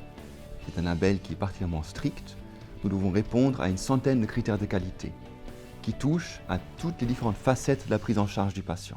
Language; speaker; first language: French; native; French